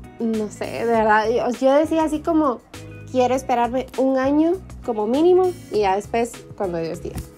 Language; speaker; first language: Spanish; early bilingual, heritage; Spanish